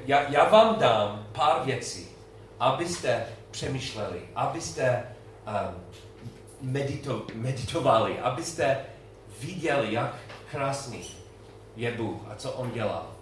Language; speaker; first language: Czech; non-native, learner; English